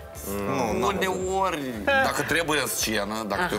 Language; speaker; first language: Romanian; native; Romanian